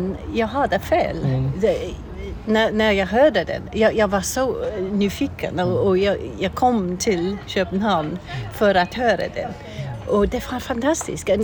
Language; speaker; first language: Swedish; non-native, fluent; English